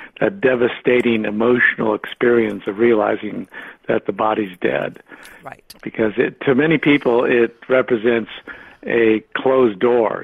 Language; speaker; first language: English; native; English